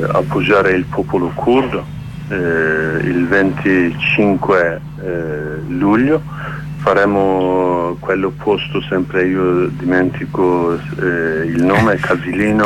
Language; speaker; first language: Italian; non-native, learner; Kurdish